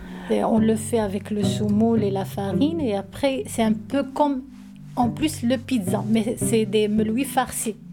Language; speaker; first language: French; non-native, learner; Arabic